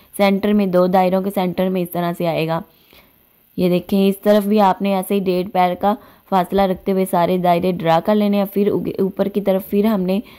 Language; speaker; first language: Urdu; native; Urdu